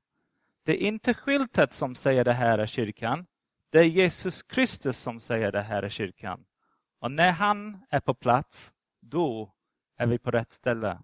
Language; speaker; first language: Swedish; non-native, fluent; English